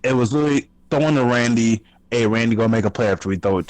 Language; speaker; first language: English; native; English